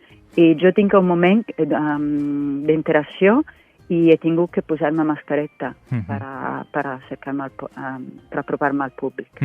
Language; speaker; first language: Catalan; non-native, fluent; Italian